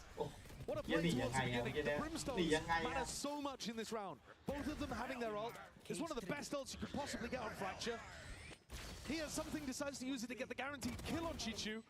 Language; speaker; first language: English; native; English